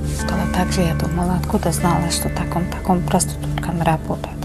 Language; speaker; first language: Russian; non-native, local second language; Uzbek